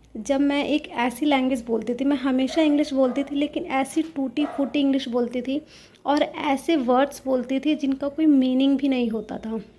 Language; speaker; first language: Hindi; native; Hindi